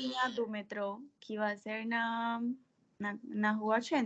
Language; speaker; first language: Portuguese; non-native, fluent; Spanish